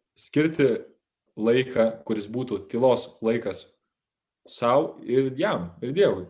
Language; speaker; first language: Lithuanian; native; Lithuanian